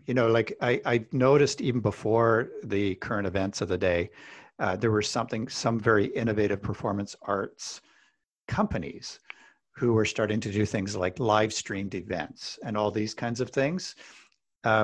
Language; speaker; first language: English; native; English